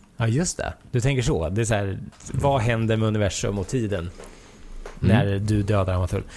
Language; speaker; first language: Swedish; native; Swedish